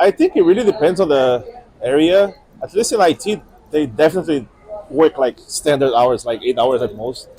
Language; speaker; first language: English; non-native, fluent; Portuguese